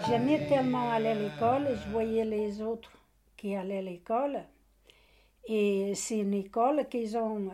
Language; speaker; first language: French; non-native, learner; Portuguese